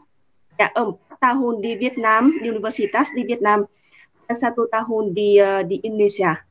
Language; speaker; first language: Indonesian; non-native, fluent; Vietnamese